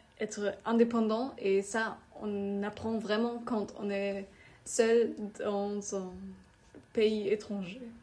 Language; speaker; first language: French; non-native, learner; German